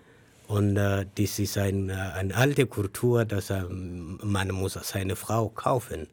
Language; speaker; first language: German; non-native, learner; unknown